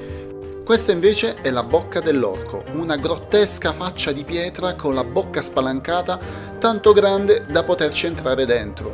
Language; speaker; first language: Italian; native; Italian